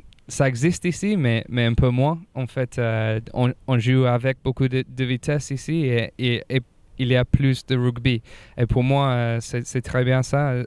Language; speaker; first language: French; non-native, fluent; English